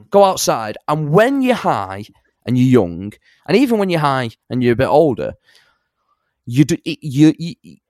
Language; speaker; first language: English; native; English